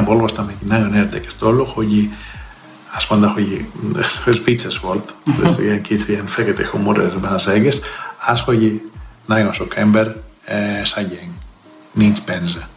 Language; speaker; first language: Hungarian; non-native, learner; Greek